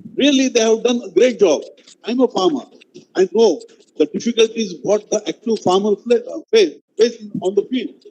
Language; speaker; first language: English; non-native, local second language; Marathi